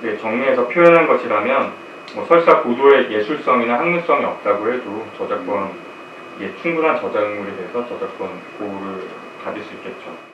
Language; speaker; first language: Korean; native; Korean